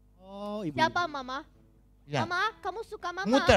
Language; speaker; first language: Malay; non-native, learner; German